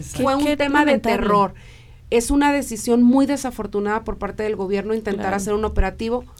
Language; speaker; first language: Spanish; native; Spanish